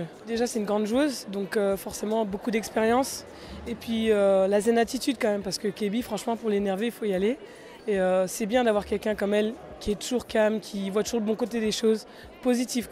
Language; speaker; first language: French; native; French